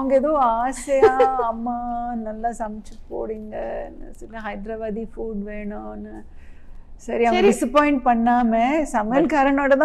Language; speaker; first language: Tamil; non-native, local second language; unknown